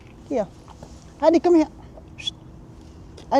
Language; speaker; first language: German; non-native, learner; Filipino